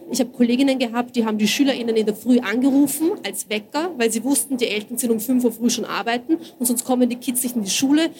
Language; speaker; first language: German; early bilingual, other home language; Bosnian